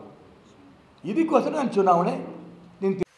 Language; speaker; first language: Kannada; native; Kannada